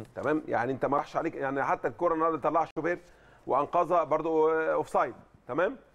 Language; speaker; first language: Arabic; native; Arabic